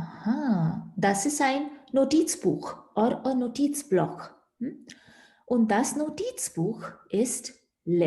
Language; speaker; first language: German; non-native, fluent; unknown